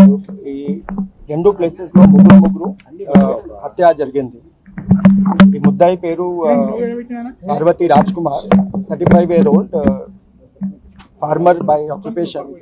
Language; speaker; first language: Telugu; non-native, fluent; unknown